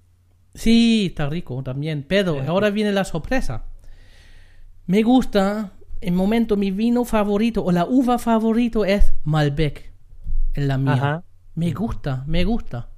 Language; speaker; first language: Spanish; non-native, learner; German